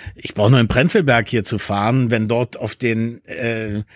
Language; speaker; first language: German; early bilingual, other home language; Spanish